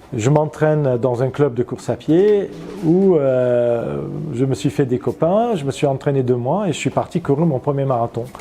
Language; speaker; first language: French; non-native, fluent; Armenian